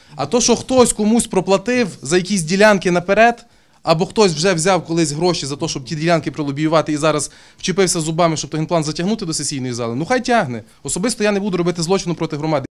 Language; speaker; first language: Ukrainian; native; Ukrainian